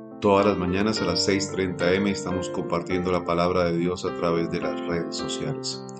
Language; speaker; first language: Spanish; native; Spanish